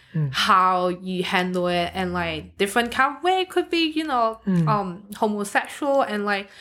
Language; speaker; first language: English; non-native, local second language; Cantonese